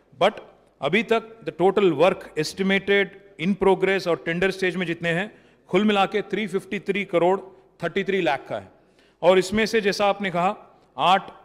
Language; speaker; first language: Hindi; non-native, local second language; Telugu